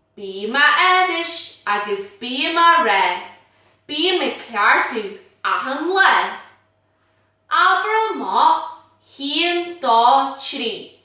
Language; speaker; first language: Irish; native; Irish